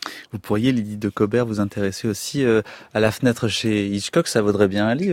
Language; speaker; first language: French; native; French